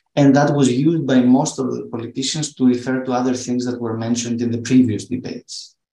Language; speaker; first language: English; non-native, fluent; Greek